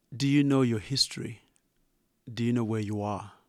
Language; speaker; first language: English; non-native, local second language; Ganda